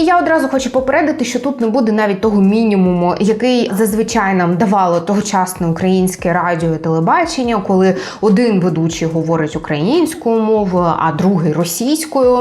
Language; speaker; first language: Ukrainian; native; Ukrainian